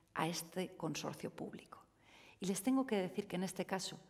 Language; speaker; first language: Spanish; native; Spanish